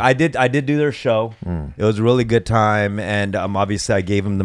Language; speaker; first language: English; early bilingual, other home language; Korean